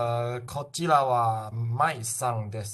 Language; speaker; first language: Japanese; non-native, learner; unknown